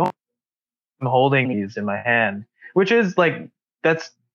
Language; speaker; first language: English; native; English